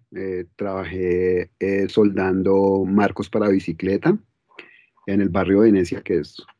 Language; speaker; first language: Spanish; native; Spanish